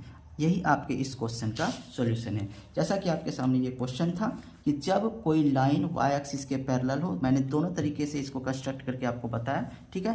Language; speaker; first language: Hindi; native; Hindi